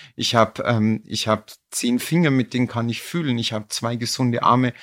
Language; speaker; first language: German; native; German